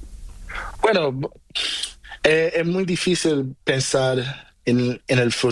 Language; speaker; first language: Spanish; non-native, learner; Portuguese